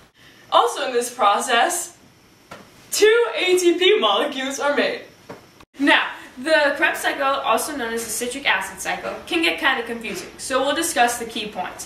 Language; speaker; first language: English; native; English